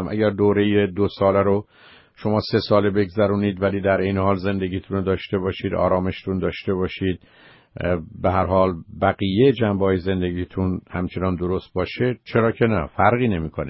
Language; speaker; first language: Persian; native; Persian